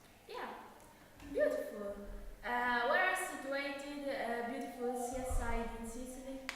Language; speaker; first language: English; non-native, learner; Italian